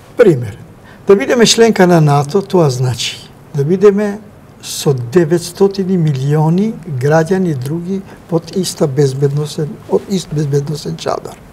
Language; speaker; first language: Macedonian; non-native, local second language; Albanian